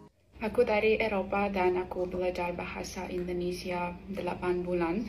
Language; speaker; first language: Indonesian; non-native, learner; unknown